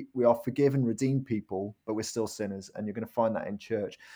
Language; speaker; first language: English; native; English